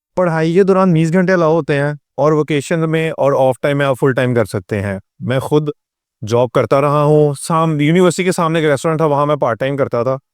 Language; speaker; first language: Urdu; non-native, local second language; Punjabi